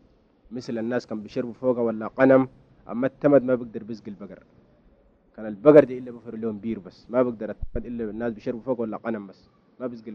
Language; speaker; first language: Arabic; native; Arabic